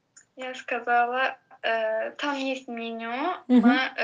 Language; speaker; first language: Russian; non-native, learner; Azerbaijani